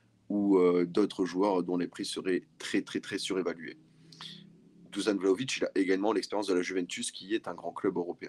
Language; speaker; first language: French; native; French